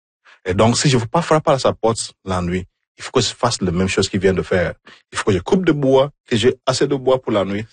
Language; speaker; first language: French; non-native, fluent; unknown